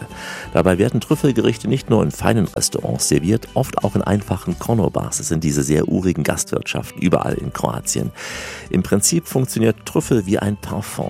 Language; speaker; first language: German; native; German